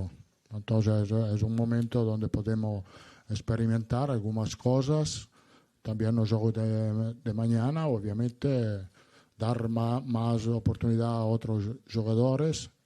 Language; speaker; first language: Spanish; non-native, fluent; Italian